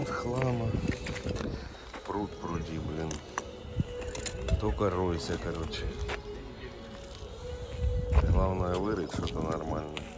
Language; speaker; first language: Russian; native; Russian